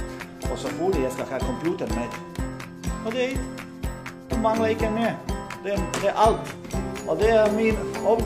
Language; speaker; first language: Danish; non-native, learner; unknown